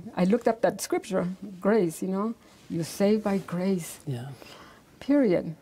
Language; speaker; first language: English; native; English